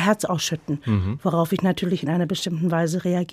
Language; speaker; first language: German; native; German